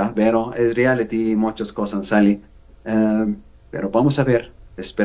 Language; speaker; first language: Spanish; non-native, learner; Arabic